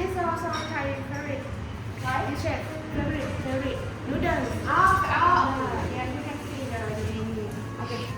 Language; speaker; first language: English; non-native, learner; Thai